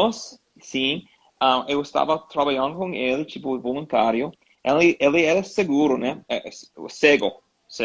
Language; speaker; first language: Portuguese; non-native, learner; English